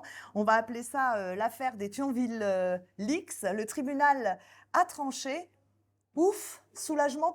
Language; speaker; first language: French; native; French